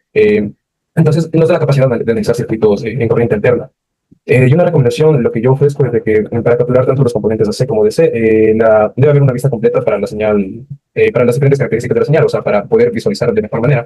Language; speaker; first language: Spanish; native; Spanish